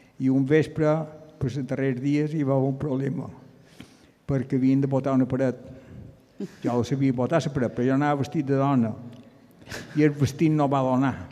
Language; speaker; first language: Catalan; native; Catalan